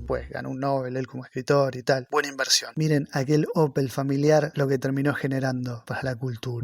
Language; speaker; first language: Spanish; native; Spanish